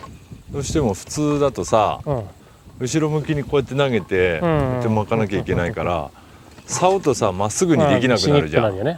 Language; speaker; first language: Japanese; native; Japanese